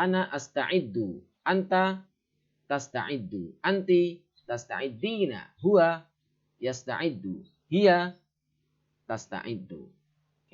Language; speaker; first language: Arabic; non-native, fluent; Indonesian